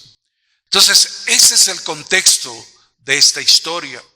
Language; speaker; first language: Spanish; native; Spanish